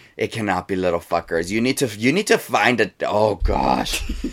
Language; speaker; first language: English; early bilingual, other home language; Spanish